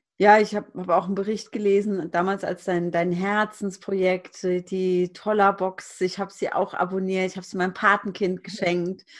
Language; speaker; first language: German; native; German